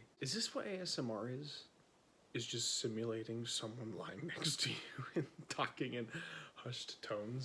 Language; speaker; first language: English; native; English